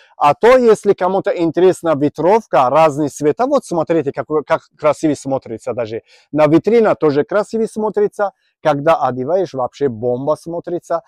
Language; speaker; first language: Russian; non-native, learner; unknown